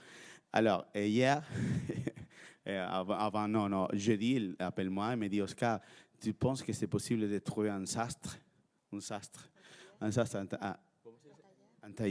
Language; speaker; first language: French; non-native, fluent; Spanish